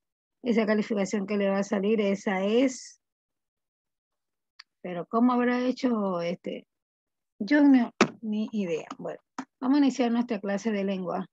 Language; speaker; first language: Spanish; native; Spanish